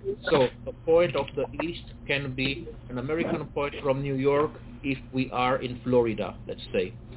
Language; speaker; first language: English; non-native, fluent; Romanian